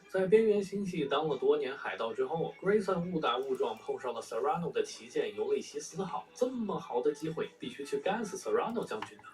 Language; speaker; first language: Chinese; native; Chinese